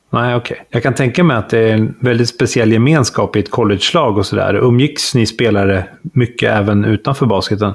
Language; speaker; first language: Swedish; native; Swedish